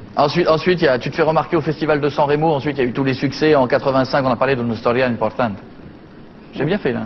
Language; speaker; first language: French; native; French